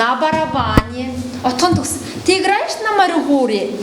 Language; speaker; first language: Russian; non-native, fluent; Mongolian